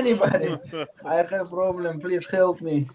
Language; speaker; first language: English; non-native, learner; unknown